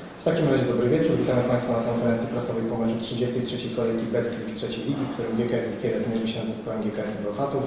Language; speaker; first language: Polish; native; Polish